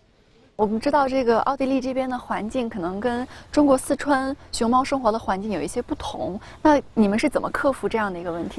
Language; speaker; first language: Chinese; native; Chinese